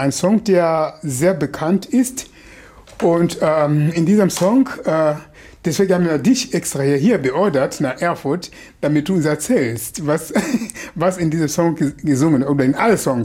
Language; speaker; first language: German; non-native, fluent; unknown